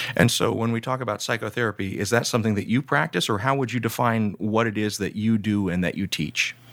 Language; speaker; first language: English; native; English